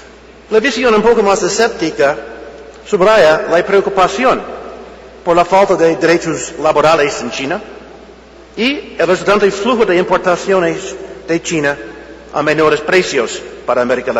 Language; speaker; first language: Spanish; non-native, fluent; English